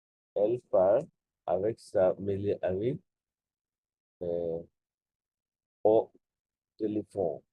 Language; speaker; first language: French; non-native, learner; Bangla